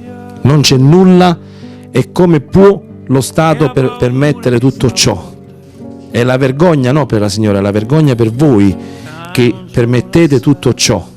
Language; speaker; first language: Italian; native; Italian